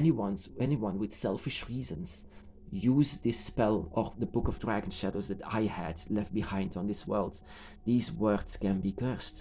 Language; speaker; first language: English; non-native, fluent; Dutch